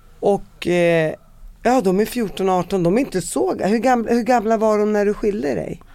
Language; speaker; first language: Swedish; early bilingual, other home language; Arabic